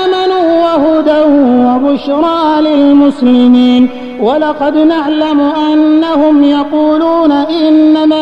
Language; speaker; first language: Arabic; native; Arabic